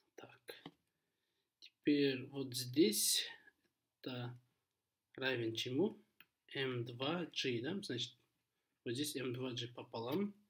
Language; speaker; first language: Russian; non-native, local second language; Kazakh